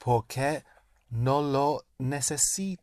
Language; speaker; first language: Spanish; non-native, learner; English